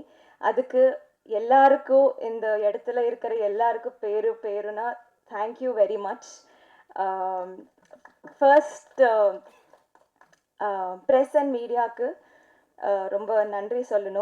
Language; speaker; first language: Tamil; non-native, learner; Telugu